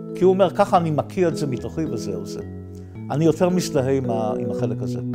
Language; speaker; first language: Hebrew; native; Hebrew